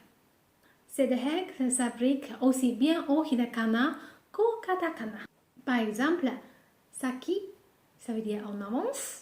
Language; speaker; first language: French; non-native, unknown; Japanese